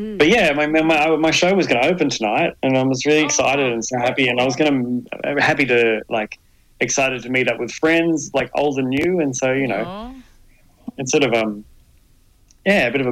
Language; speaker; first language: English; native; English